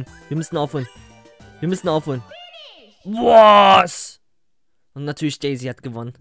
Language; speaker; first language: German; native; German